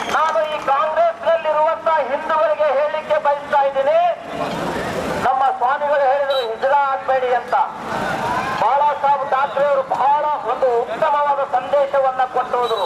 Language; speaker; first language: Kannada; native; Kannada